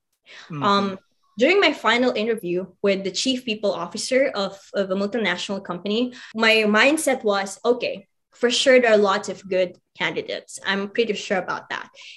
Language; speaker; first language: English; non-native, local second language; Cebuano